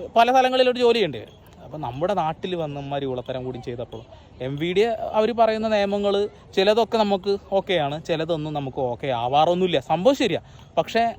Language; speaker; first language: Malayalam; native; Malayalam